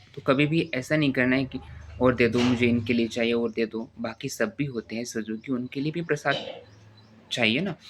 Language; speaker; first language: Hindi; non-native, local second language; Marathi